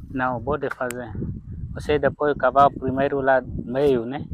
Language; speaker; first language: Portuguese; non-native, learner; Vietnamese